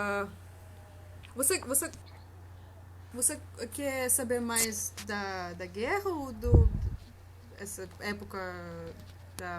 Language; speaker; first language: Portuguese; non-native, learner; Russian